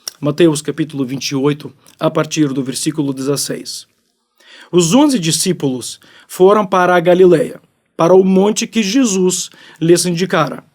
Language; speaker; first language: Portuguese; non-native, fluent; Ukrainian